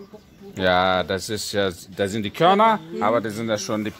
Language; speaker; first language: German; non-native, fluent; Indonesian